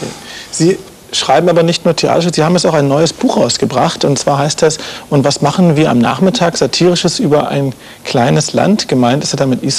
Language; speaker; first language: German; native; German